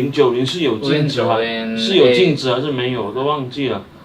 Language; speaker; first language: Chinese; native; Chinese